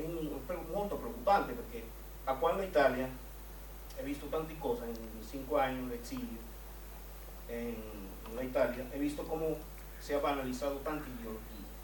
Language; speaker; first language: Italian; non-native, learner; Spanish